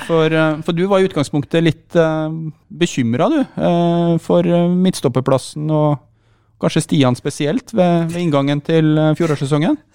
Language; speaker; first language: Norwegian; native; Norwegian